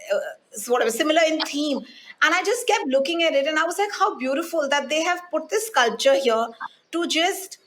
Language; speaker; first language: English; non-native, local second language; Hindi